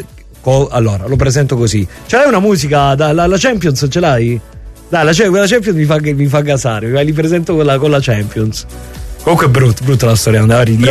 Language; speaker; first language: Italian; native; Italian